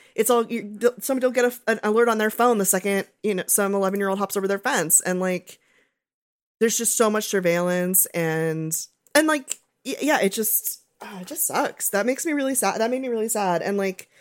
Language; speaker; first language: English; native; English